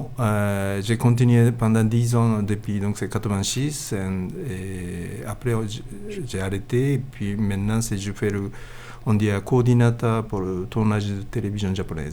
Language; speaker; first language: French; non-native, learner; Japanese